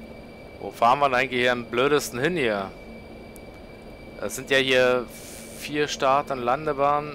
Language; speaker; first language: German; native; German